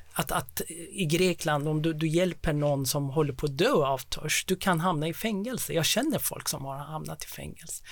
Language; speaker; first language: Swedish; non-native, fluent; Persian